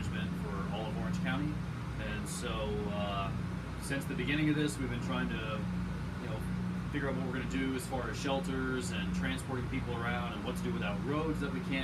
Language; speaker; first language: English; native; English